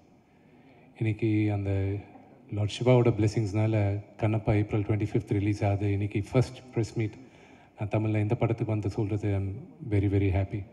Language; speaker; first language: Tamil; non-native, local second language; Telugu